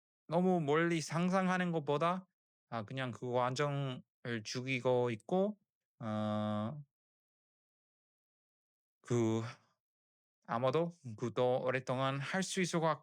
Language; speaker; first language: Korean; non-native, learner; English